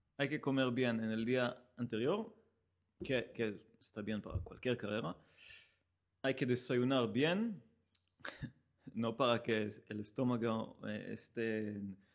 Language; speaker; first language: Spanish; non-native, learner; Hebrew